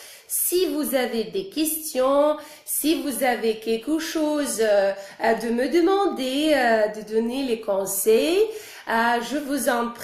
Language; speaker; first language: French; non-native, fluent; Russian